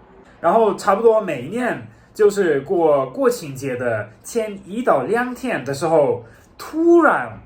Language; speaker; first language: Chinese; non-native, fluent; German